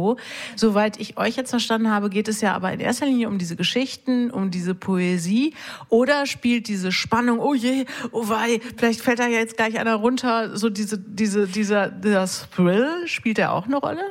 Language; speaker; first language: German; native; German